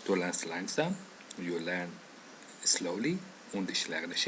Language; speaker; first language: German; non-native, fluent; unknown